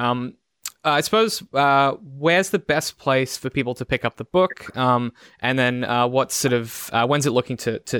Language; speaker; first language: English; native; English